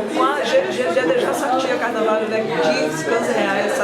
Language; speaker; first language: French; non-native, learner; Portuguese